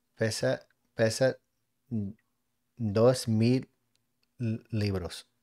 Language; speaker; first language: Spanish; non-native, learner; English